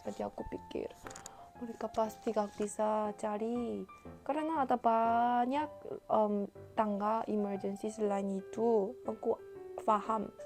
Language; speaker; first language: Indonesian; non-native, learner; Korean